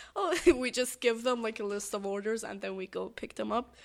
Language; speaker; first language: English; non-native, fluent; Persian